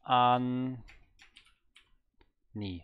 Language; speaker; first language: Korean; non-native, learner; German